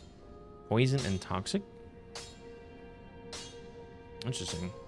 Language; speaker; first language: English; native; English